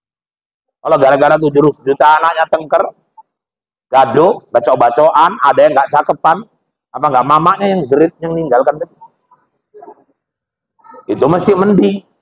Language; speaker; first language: Indonesian; native; Indonesian